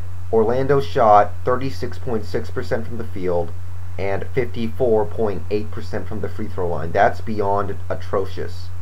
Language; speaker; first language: English; native; English